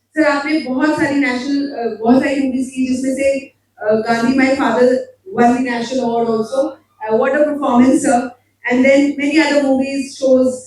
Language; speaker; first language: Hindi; native; Hindi